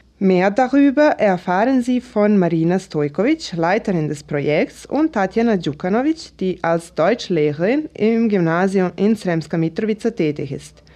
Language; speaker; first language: German; non-native, fluent; Serbian